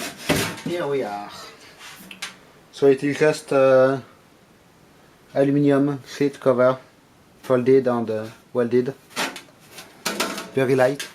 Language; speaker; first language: English; non-native, fluent; French